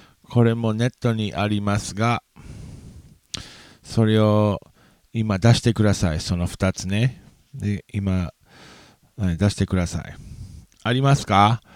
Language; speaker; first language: Japanese; non-native, fluent; English